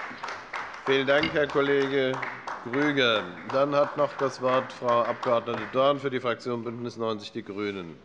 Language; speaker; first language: German; native; German